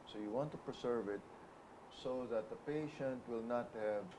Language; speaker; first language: English; non-native, local second language; Filipino